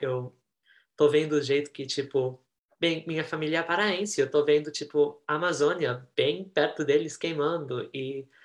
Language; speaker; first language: Portuguese; early bilingual, heritage; Portuguese